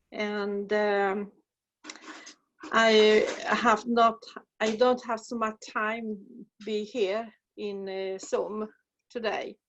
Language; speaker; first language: English; non-native, learner; Swedish